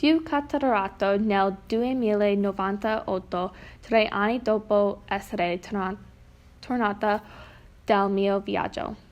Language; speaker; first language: Italian; non-native, learner; English